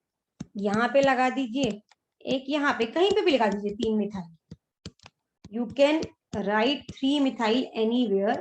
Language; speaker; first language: Hindi; native; Hindi